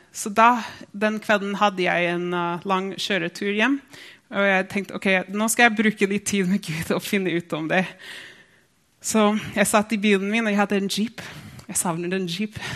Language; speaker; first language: Norwegian; non-native, fluent; English